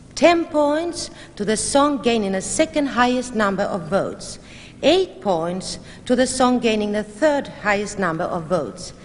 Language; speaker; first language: English; non-native, fluent; Swedish